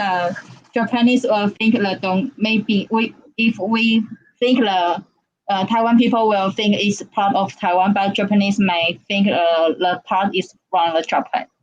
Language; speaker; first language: English; non-native, learner; Chinese